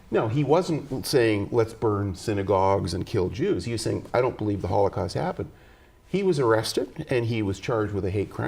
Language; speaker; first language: English; native; English